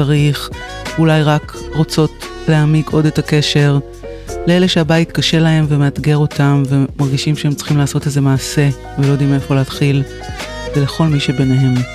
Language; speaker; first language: Hebrew; native; Hebrew